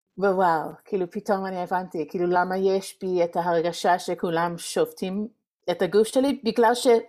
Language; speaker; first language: Hebrew; non-native, fluent; English